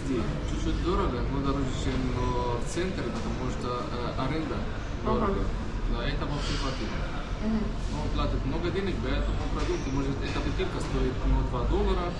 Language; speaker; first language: Russian; non-native, fluent; Arabic